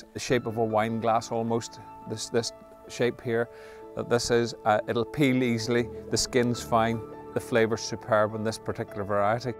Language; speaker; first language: English; native; English